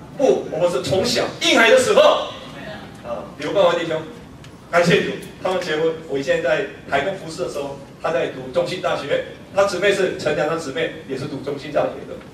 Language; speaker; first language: Chinese; non-native, fluent; Korean